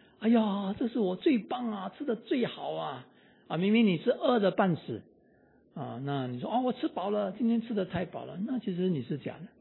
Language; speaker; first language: Chinese; native; Chinese